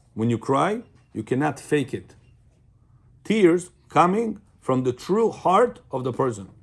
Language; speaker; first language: English; non-native, fluent; Russian